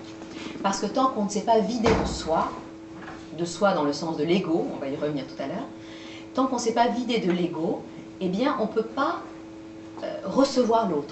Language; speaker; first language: French; native; French